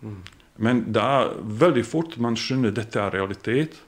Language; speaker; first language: Norwegian; non-native, fluent; Bosnian